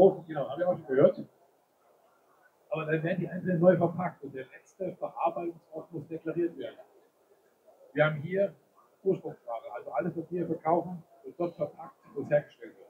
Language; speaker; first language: German; native; German